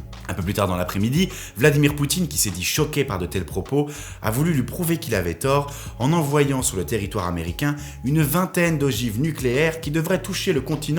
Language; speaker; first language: French; native; French